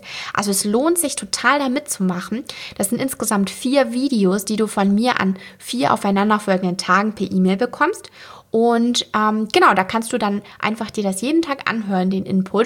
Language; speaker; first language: German; native; German